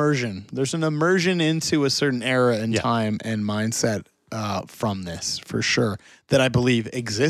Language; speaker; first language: English; native; English